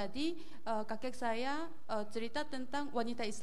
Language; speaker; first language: Indonesian; non-native, learner; Korean